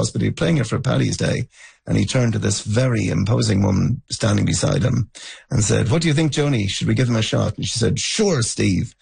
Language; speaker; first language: English; native; English